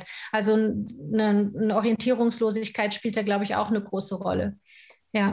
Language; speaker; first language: German; native; German